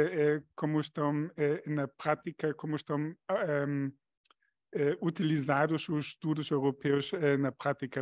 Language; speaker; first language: Portuguese; non-native, fluent; German